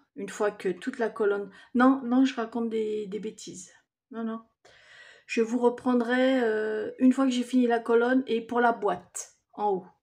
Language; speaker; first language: French; native; French